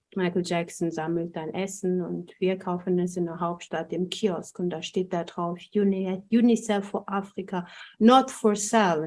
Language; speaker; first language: German; non-native, fluent; Amharic